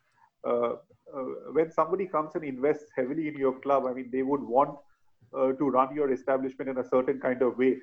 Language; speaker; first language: English; non-native, local second language; Bangla